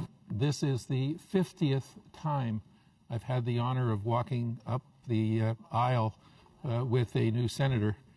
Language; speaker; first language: English; native; English